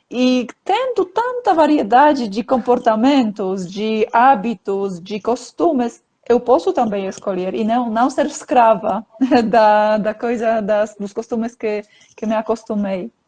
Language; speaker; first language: Portuguese; non-native, fluent; Polish